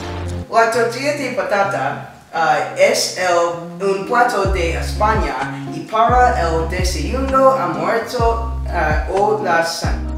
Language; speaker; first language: Spanish; non-native, learner; English